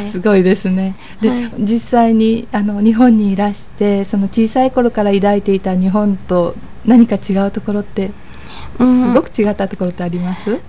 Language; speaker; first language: Japanese; native; Japanese